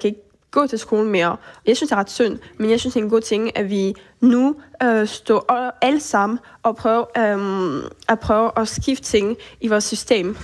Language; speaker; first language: Danish; early bilingual, heritage; French